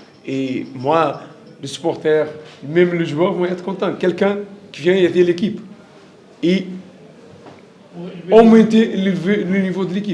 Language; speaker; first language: French; non-native, learner; Portuguese